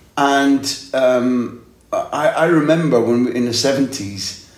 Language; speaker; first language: English; native; English